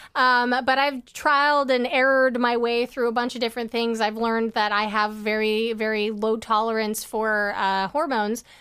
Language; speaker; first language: English; native; English